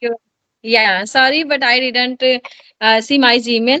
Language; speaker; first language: English; non-native, learner; Hindi